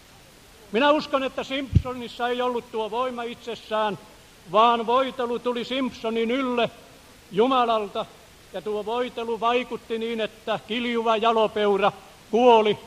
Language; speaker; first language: Finnish; native; Finnish